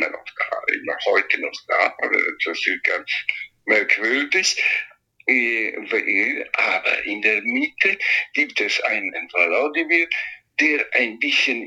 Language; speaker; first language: German; non-native, fluent; Italian